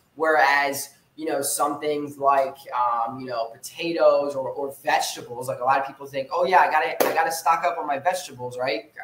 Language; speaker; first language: English; native; English